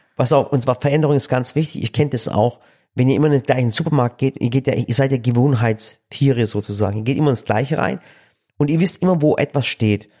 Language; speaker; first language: German; early bilingual, other home language; Turkish